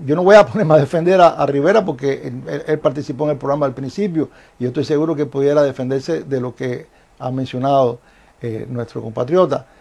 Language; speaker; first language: Spanish; native; Spanish